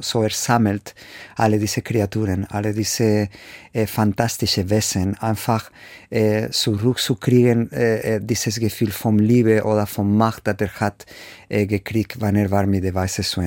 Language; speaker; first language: German; non-native, fluent; Spanish